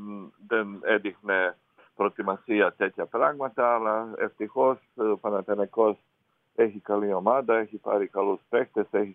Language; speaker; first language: Greek; non-native, fluent; Croatian